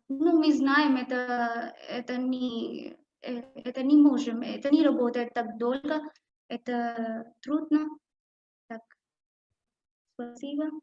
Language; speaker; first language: Russian; non-native, learner; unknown